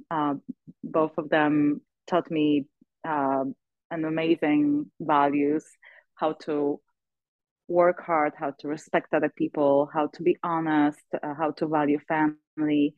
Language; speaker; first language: English; non-native, fluent; Polish